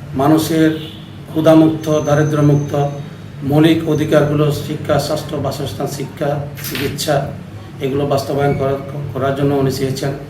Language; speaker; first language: Bangla; non-native, local second language; Chakma